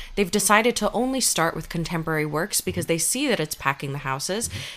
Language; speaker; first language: English; native; English